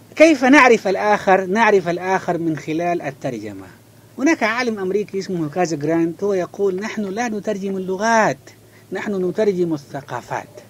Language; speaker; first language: Arabic; non-native, fluent; Malay